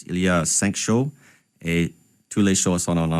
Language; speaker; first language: French; non-native, local second language; English